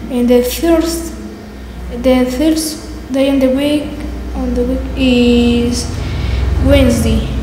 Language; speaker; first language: English; non-native, learner; Spanish